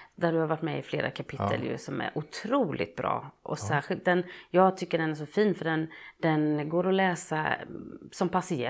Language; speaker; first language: Swedish; native; Swedish